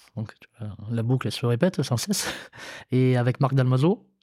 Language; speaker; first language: French; native; French